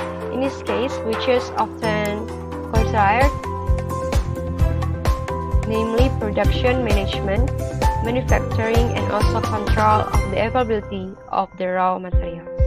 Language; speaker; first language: English; non-native, learner; Indonesian